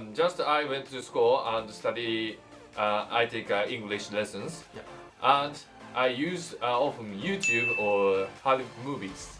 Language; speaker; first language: English; non-native, learner; Japanese